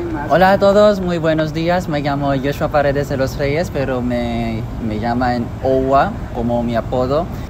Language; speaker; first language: Spanish; non-native, fluent; Filipino